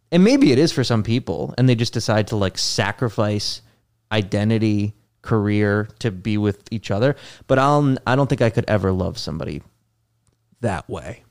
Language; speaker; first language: English; native; English